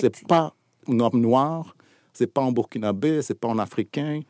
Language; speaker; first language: French; non-native, fluent; Portuguese